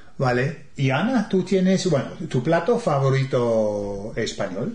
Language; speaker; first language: Spanish; non-native, fluent; English